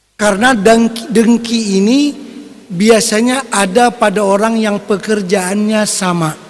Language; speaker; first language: Indonesian; non-native, local second language; Banjar